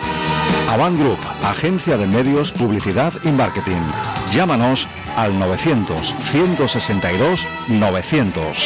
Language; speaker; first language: Spanish; native; Spanish